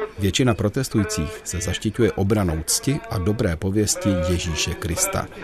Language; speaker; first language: Czech; native; Czech